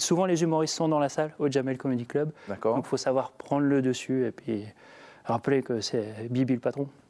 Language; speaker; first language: French; native; French